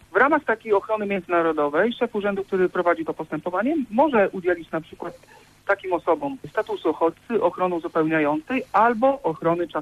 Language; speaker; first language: Polish; native; Polish